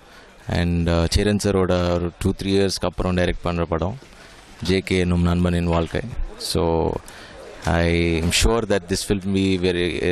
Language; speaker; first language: Tamil; non-native, learner; Telugu